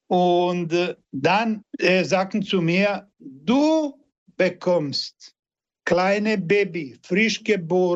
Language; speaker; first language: German; non-native, learner; Croatian